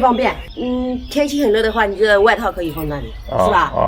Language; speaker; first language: Chinese; native; Chinese